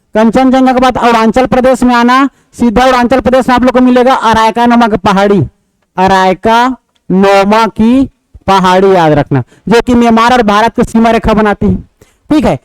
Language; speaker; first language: Hindi; native; Hindi